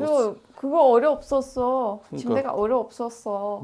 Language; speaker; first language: Korean; non-native, learner; Turkish